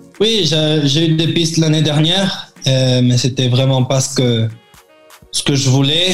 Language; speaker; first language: French; early bilingual, heritage; French